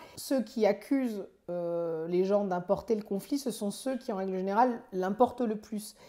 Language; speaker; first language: French; native; French